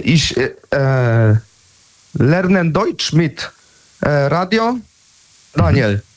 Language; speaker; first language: German; non-native, learner; Polish